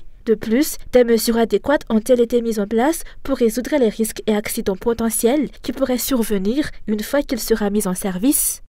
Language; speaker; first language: French; non-native, local second language; Malagasy